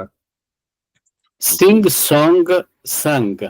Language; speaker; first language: English; non-native, learner; Portuguese